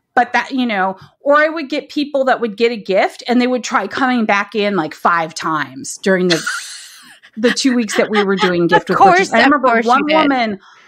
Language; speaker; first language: English; native; English